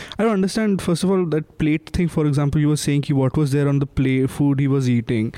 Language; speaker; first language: English; non-native, local second language; Hindi